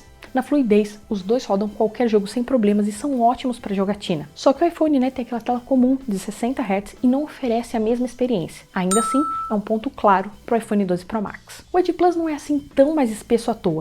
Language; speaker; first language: Portuguese; native; Portuguese